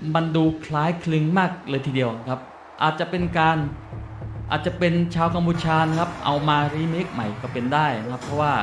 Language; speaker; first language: Thai; non-native, local second language; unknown